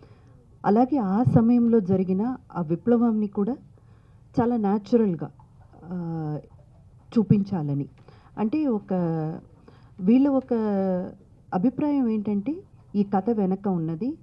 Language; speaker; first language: Telugu; native; Telugu